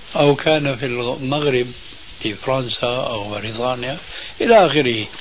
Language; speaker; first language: Arabic; early bilingual, other home language; Albanian